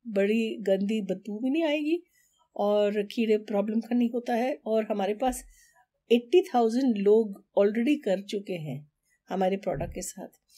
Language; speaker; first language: Hindi; non-native, local second language; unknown